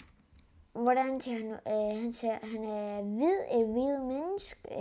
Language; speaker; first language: Danish; early bilingual, other home language; Spanish